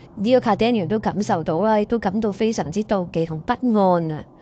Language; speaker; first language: Cantonese; native; Cantonese